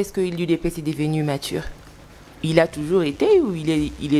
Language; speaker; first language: French; non-native, local second language; Lingala